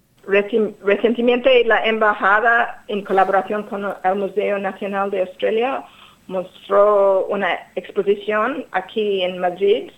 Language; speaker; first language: Spanish; non-native, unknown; English